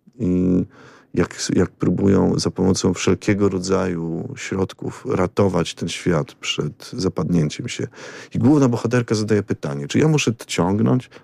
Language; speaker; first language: Polish; native; Polish